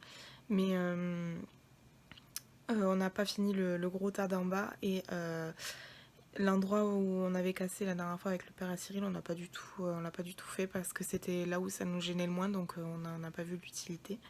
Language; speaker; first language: French; native; French